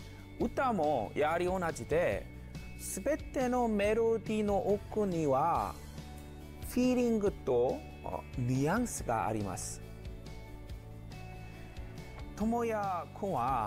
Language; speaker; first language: Japanese; non-native, learner; Korean